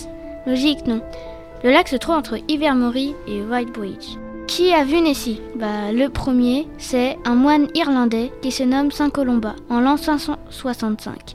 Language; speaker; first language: French; native; French